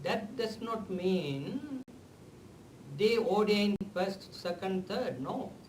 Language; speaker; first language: English; non-native, local second language; Sinhala